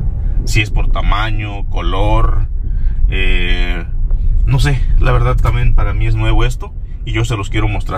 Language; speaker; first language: Spanish; native; Spanish